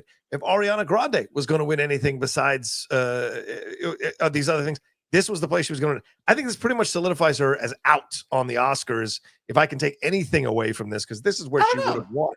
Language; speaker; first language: English; native; English